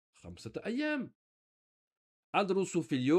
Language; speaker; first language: Arabic; non-native, fluent; French